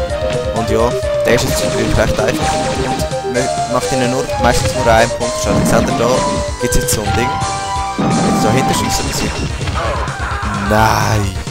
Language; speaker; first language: German; native; German